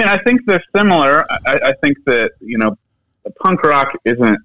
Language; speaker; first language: English; native; English